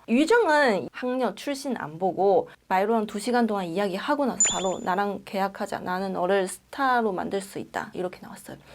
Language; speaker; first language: Korean; non-native, fluent; Chinese